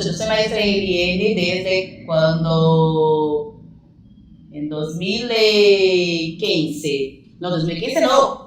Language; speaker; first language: Spanish; non-native, learner; Portuguese